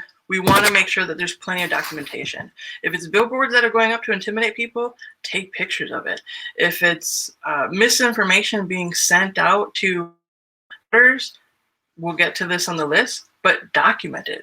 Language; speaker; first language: English; native; English